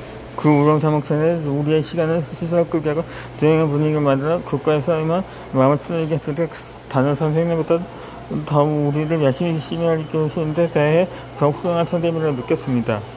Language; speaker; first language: Korean; native; Korean